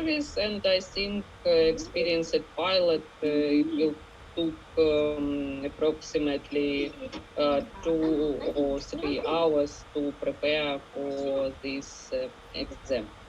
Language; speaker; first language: English; non-native, learner; Ukrainian